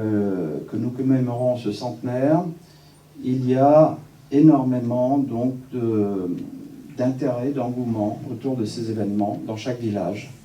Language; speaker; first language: French; native; French